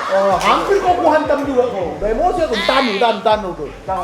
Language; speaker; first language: Indonesian; native; Indonesian